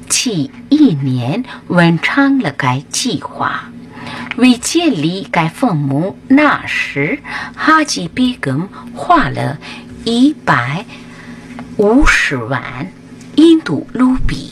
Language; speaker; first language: Chinese; non-native, fluent; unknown